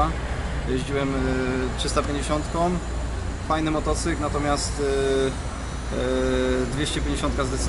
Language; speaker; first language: Polish; native; Polish